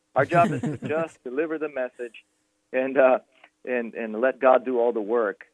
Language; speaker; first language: English; non-native, fluent; Portuguese